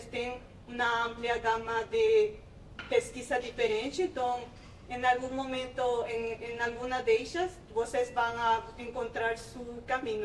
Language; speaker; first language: Portuguese; non-native, fluent; Spanish